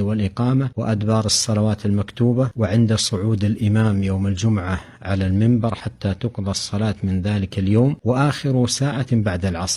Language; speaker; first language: Arabic; native; Arabic